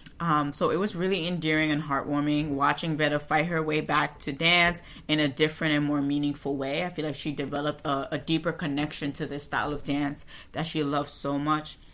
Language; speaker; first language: English; native; English